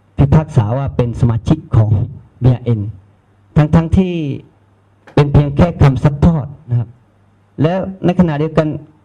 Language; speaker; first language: Thai; non-native, local second language; Malay